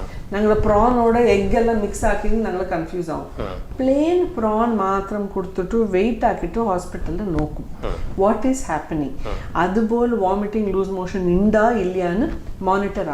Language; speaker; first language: Malayalam; non-native, fluent; Tamil